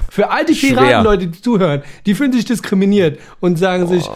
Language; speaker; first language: German; early bilingual, other home language; Persian